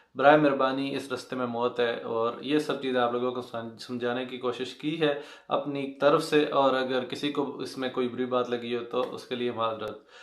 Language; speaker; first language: Hindi; non-native, local second language; Punjabi